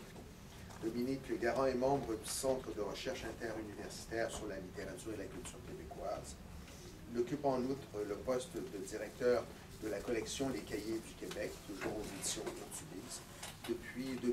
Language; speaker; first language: French; native; French